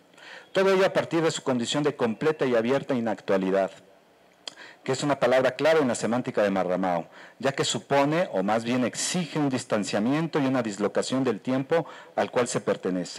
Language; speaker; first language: Spanish; native; Spanish